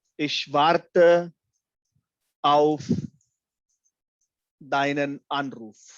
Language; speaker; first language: German; non-native, fluent; Hindi